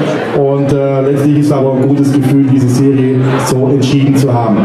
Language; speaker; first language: German; native; German